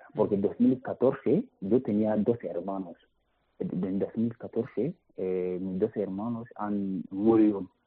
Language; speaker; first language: Spanish; non-native, learner; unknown